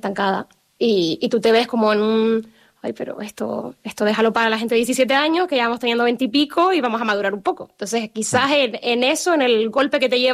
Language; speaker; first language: Spanish; native; Spanish